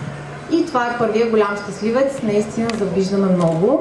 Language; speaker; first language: Bulgarian; native; Bulgarian